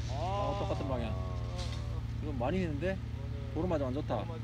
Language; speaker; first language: Korean; native; Korean